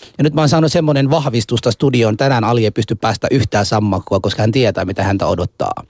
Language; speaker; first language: Finnish; non-native, fluent; Somali